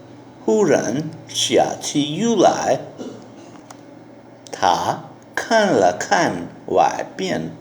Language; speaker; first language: Chinese; non-native, learner; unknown